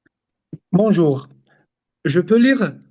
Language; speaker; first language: French; non-native, learner; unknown